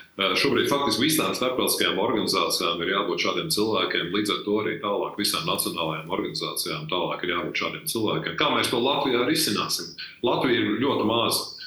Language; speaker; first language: Latvian; native; Latvian